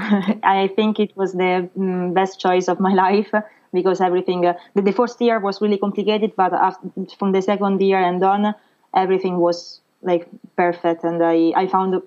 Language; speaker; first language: English; non-native, fluent; Italian